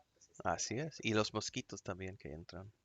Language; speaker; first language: Spanish; non-native, learner; English